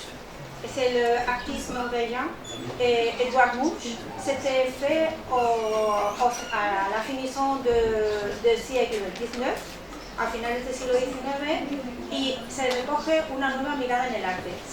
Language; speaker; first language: French; non-native, learner; Spanish